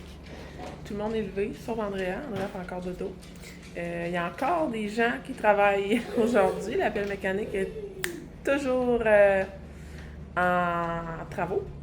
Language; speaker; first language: French; native; French